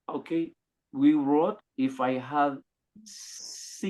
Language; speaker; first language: English; non-native, learner; Spanish